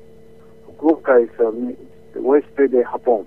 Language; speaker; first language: Spanish; non-native, learner; Japanese